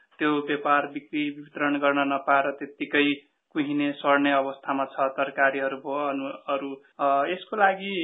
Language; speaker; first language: Nepali; native; Nepali